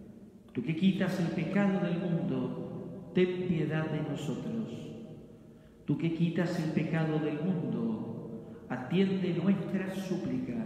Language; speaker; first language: Spanish; native; Spanish